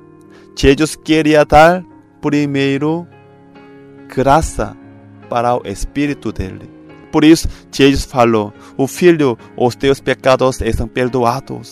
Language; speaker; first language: Portuguese; non-native, fluent; Korean